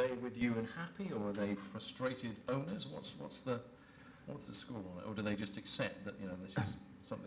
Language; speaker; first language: English; native; English